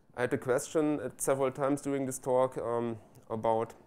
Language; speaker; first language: English; non-native, fluent; German